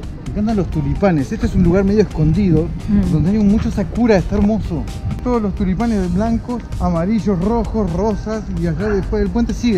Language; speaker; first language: Spanish; native; Spanish